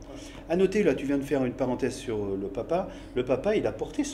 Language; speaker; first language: French; native; French